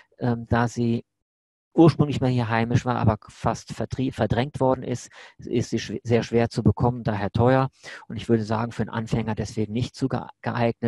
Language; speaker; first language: German; native; German